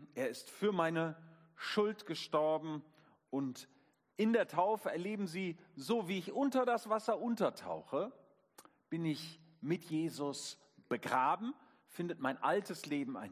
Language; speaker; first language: German; native; German